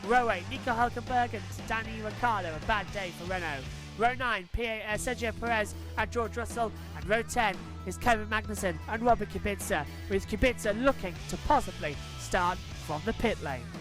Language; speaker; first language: English; native; English